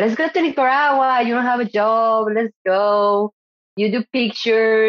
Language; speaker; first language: English; non-native, fluent; Spanish